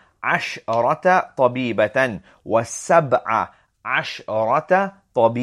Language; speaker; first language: Arabic; non-native, fluent; English